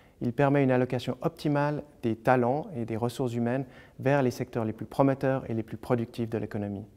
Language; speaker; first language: French; native; French